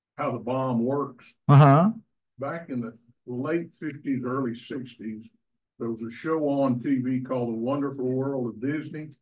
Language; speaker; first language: English; native; English